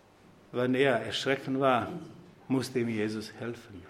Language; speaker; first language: German; non-native, fluent; Croatian